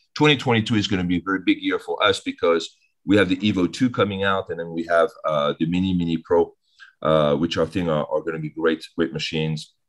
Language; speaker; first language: English; early bilingual, other home language; French